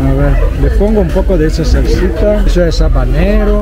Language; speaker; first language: Spanish; non-native, fluent; Italian